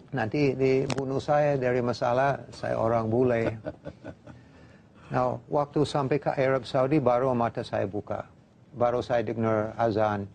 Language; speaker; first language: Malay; non-native, fluent; English